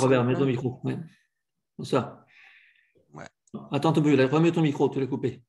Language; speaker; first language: French; native; French